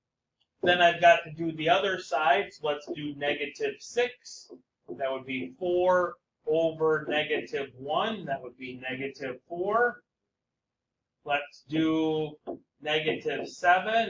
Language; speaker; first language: English; native; English